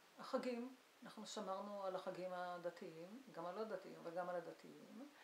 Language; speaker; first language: Hebrew; early bilingual, other home language; Arabic